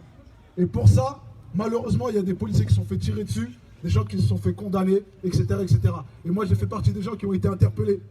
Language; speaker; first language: French; native; French